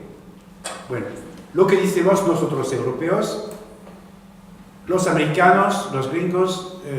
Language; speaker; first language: Spanish; non-native, fluent; French